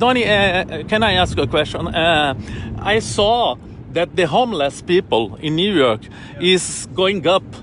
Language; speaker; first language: English; non-native, learner; Portuguese